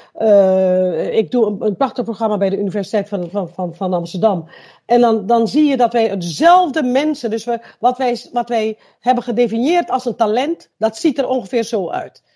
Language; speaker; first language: Dutch; native; Dutch